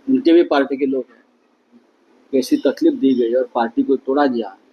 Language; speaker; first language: Hindi; non-native, local second language; Marathi